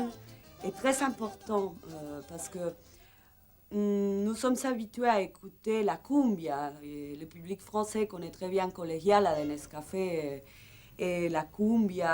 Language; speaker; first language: French; non-native, fluent; Spanish